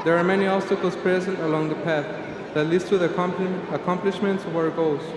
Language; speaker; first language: English; early bilingual, other home language; Spanish